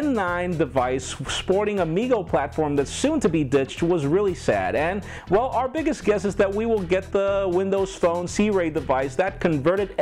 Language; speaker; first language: English; non-native, local second language; Spanish